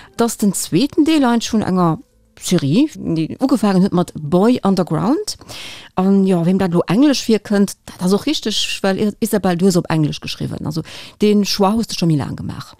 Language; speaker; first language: Luxembourgish; native; Luxembourgish